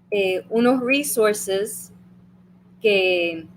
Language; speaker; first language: Spanish; early bilingual, heritage; Spanish